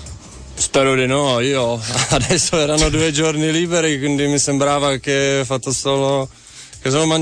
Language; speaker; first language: Italian; non-native, fluent; Czech